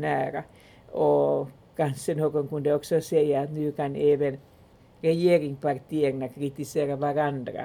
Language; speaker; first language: Swedish; non-native, local second language; Finnish